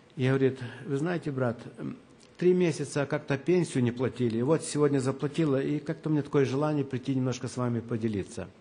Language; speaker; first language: Russian; non-native, local second language; Ukrainian